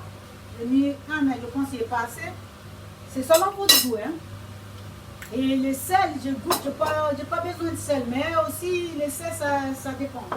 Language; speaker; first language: French; non-native, fluent; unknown